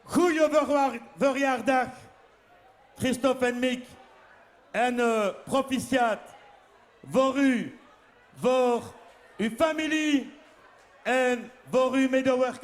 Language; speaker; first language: Dutch; non-native, local second language; French